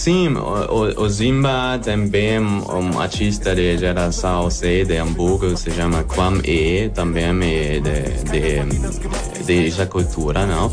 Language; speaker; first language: Portuguese; non-native, learner; German